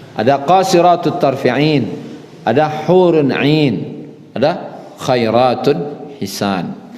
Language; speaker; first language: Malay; non-native, local second language; Minangkabau